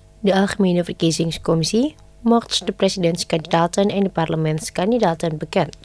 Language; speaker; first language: Dutch; non-native, fluent; Indonesian